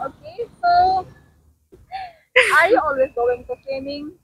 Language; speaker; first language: English; non-native, learner; Cebuano